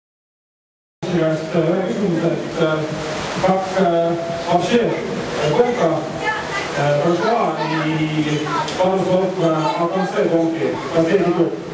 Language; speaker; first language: Russian; non-native, learner; Estonian